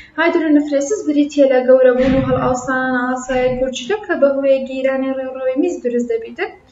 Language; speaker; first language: Central Kurdish; non-native, local second language; Kurdish